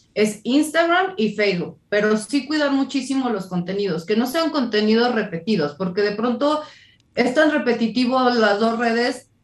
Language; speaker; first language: Spanish; native; Spanish